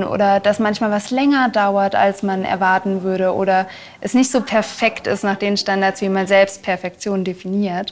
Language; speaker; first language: German; native; German